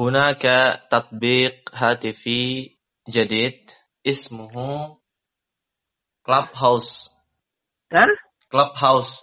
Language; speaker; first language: Arabic; non-native, learner; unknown